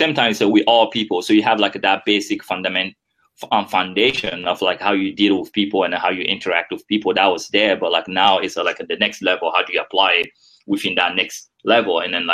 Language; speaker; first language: English; non-native, fluent; French